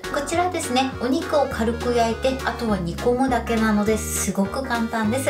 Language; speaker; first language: Japanese; native; Japanese